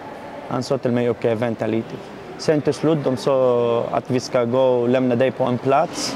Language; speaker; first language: Swedish; non-native, learner; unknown